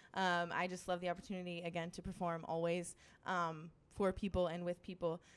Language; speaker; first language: English; native; English